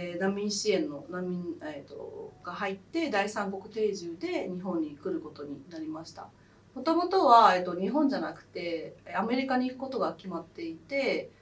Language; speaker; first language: Japanese; early bilingual, other home language; Khmer